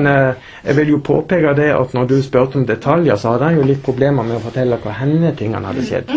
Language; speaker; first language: Norwegian; native; Norwegian